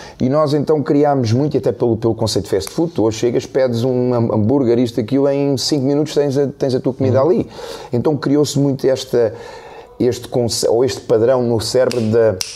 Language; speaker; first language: Portuguese; native; Portuguese